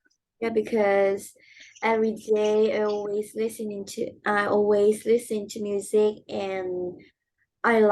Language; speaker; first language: English; non-native, learner; Vietnamese